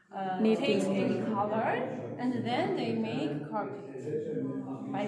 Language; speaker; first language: English; non-native, learner; Armenian